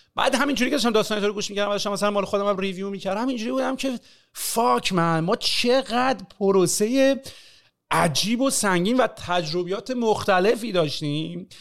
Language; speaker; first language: Persian; native; Persian